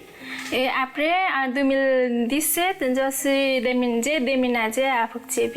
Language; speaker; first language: French; non-native, learner; Nepali